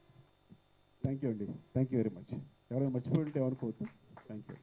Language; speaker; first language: Telugu; native; Telugu